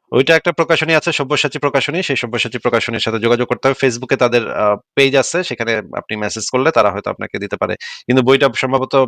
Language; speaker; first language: Bangla; native; Bangla